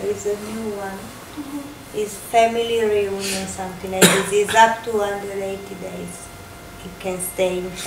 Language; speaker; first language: English; non-native, fluent; Italian